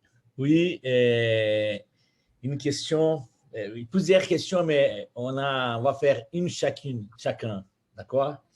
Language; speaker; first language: French; non-native, fluent; Portuguese